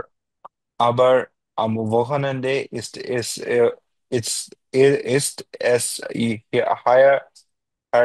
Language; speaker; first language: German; non-native, learner; Bangla